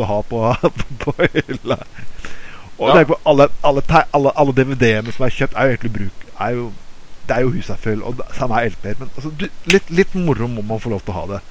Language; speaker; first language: Norwegian; native; Norwegian